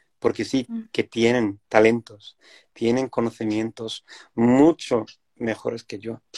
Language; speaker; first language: Spanish; non-native, fluent; English